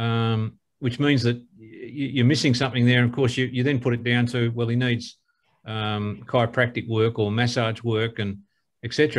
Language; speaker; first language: English; native; English